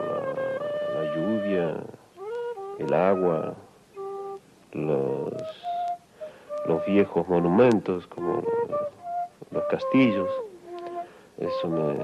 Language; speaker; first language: Spanish; non-native, local second language; Quechua